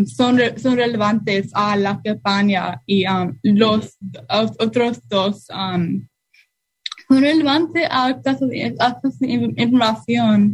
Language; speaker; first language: Spanish; non-native, learner; English